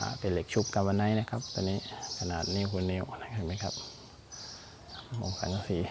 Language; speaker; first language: Thai; native; Thai